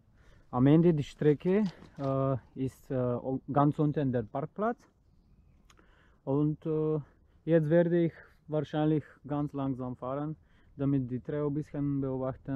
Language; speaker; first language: German; non-native, learner; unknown